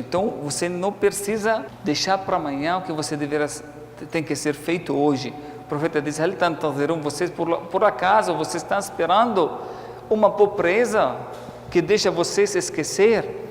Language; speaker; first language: Portuguese; non-native, fluent; Arabic